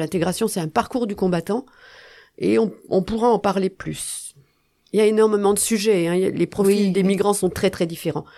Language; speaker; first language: French; native; French